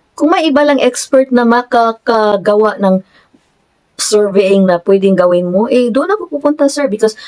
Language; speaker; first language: Filipino; non-native, local second language; Cebuano